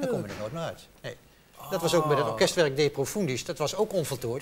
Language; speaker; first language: Dutch; native; Dutch